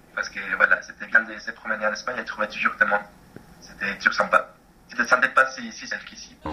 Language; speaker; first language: French; non-native, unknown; Spanish